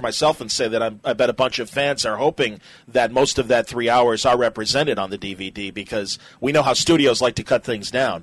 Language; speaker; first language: English; native; English